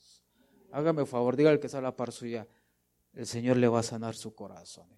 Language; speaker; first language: Spanish; native; Spanish